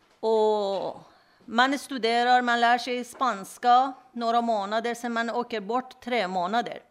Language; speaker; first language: Swedish; non-native, fluent; Persian